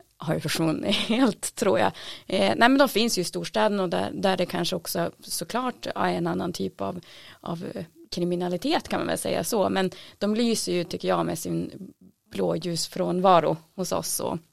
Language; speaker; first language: Swedish; native; Swedish